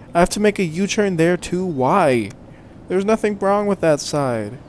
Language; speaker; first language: English; native; English